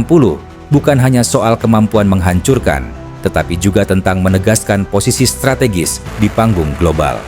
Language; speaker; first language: Indonesian; native; Indonesian